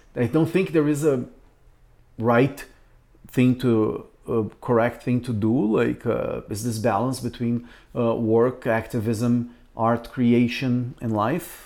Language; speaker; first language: English; non-native, fluent; Portuguese